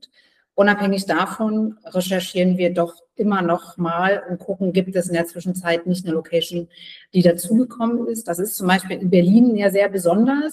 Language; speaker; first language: German; native; German